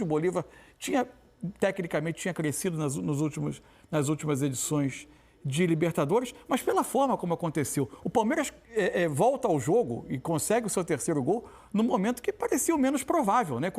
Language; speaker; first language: Portuguese; native; Portuguese